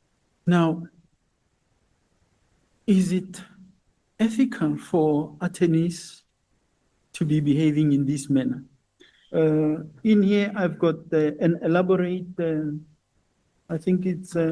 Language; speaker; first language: English; non-native, local second language; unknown